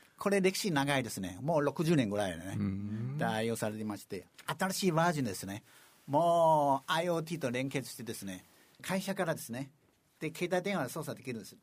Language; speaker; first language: Japanese; non-native, fluent; Chinese